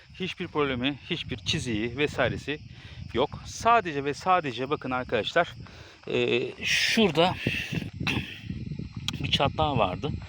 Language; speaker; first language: Turkish; native; Turkish